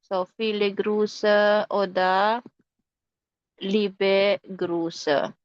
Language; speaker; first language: German; non-native, fluent; Filipino